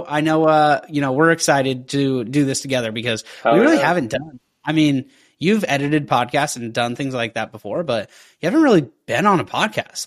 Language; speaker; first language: English; native; English